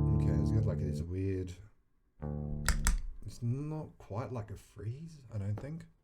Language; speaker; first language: English; native; English